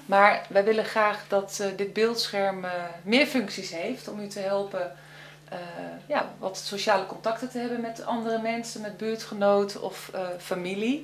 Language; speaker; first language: Dutch; native; Dutch